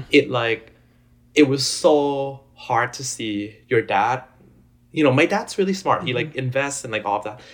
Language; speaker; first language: English; non-native, fluent; Thai